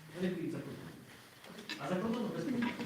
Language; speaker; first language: Ukrainian; native; Ukrainian